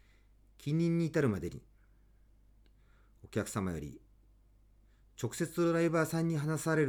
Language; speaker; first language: Japanese; native; Japanese